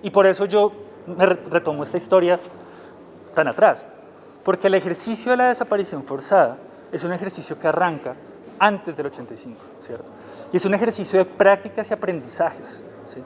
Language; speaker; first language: Spanish; native; Spanish